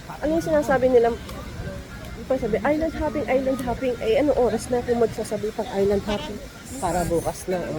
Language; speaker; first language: Filipino; native; Filipino